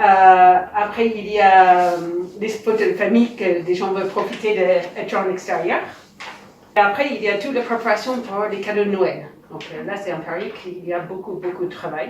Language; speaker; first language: French; non-native, fluent; English